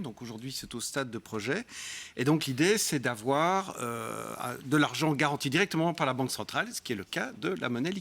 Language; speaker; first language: French; native; French